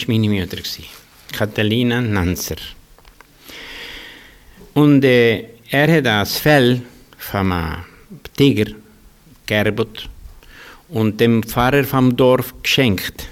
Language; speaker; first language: German; early bilingual, heritage; German